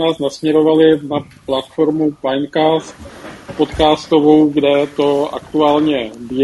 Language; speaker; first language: Czech; native; Czech